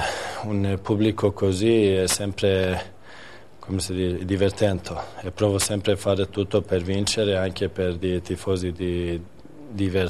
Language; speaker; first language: Italian; non-native, fluent; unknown